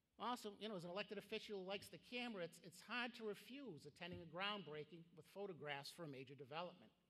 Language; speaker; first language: English; native; English